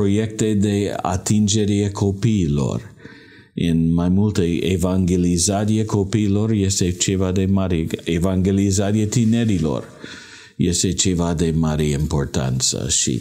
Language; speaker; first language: Romanian; non-native, learner; English